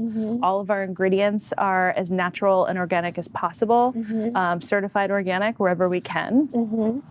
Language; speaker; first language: English; native; English